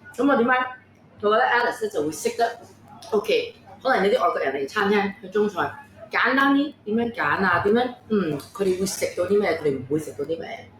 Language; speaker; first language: Cantonese; early bilingual, heritage; Cantonese